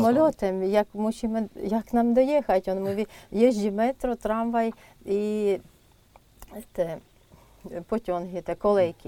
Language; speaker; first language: Polish; non-native, fluent; Ukrainian